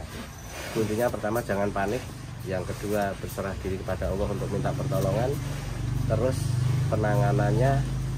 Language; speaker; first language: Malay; non-native, local second language; Javanese